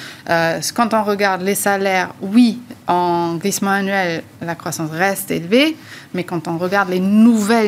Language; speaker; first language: French; native; French